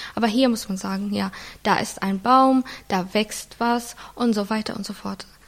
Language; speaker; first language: German; non-native, fluent; Arabic